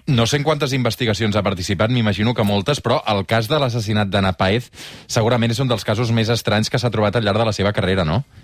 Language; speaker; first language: Catalan; native; Catalan